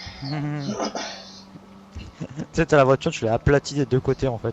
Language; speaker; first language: French; native; French